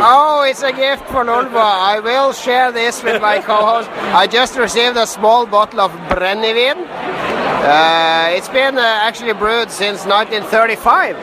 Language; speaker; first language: English; non-native, fluent; Norwegian